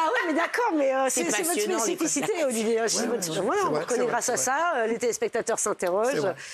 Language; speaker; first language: French; native; French